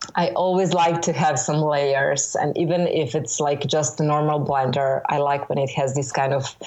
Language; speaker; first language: English; non-native, fluent; Serbian